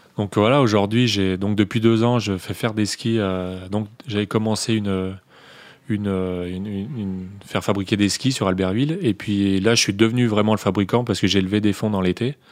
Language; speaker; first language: French; native; French